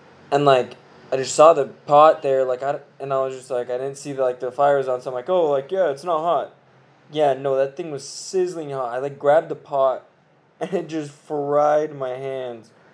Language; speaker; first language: English; native; English